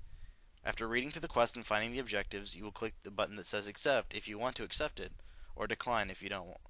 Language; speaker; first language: English; native; English